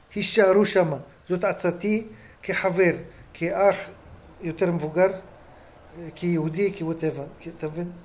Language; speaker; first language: Hebrew; non-native, fluent; Russian